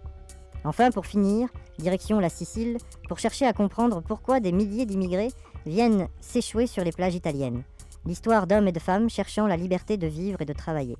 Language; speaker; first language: French; native; French